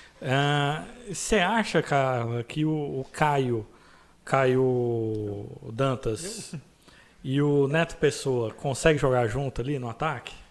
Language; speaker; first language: Portuguese; native; Portuguese